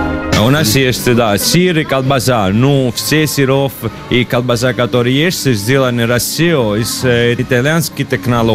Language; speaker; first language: Russian; non-native, learner; Italian